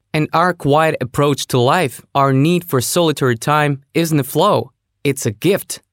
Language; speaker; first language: English; non-native, fluent; Russian